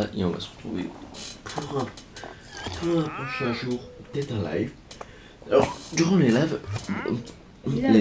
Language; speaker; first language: French; native; French